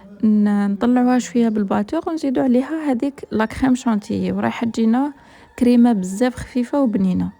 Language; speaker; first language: Arabic; native; Arabic